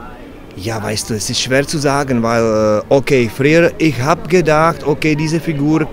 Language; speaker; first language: German; non-native, learner; Czech